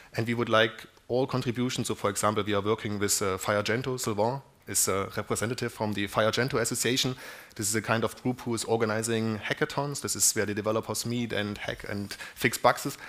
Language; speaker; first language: English; non-native, fluent; German